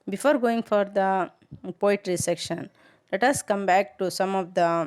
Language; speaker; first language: English; non-native, local second language; Kannada